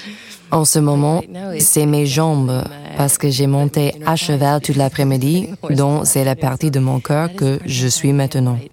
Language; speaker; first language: French; non-native, fluent; English